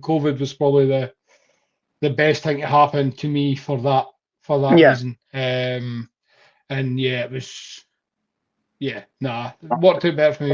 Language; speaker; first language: English; native; English